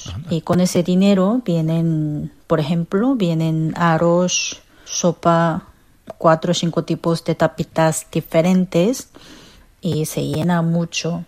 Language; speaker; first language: Spanish; non-native, fluent; Korean